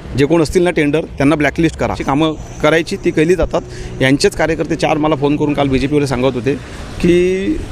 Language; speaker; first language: Marathi; native; Marathi